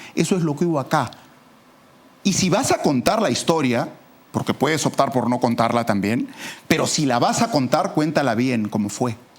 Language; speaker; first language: Spanish; native; Spanish